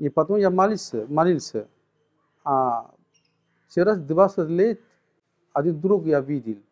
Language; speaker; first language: Russian; non-native, learner; Sinhala